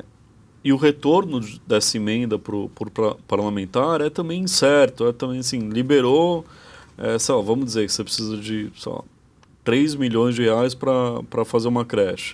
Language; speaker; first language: Portuguese; native; Portuguese